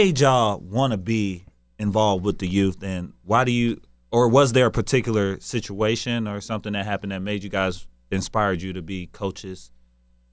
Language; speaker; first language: English; native; English